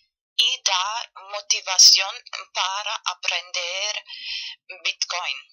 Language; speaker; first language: Spanish; non-native, fluent; German